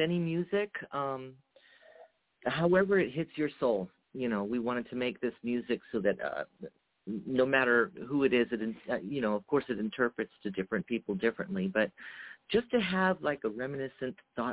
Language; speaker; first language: English; early bilingual, other home language; Japanese